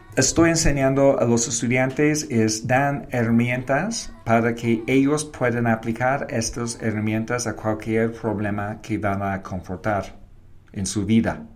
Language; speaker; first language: Spanish; non-native, fluent; English